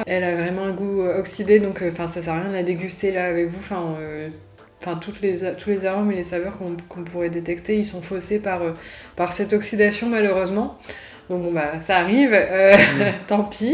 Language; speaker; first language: French; native; French